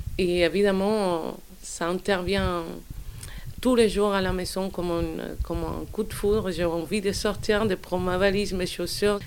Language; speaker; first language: French; non-native, fluent; Spanish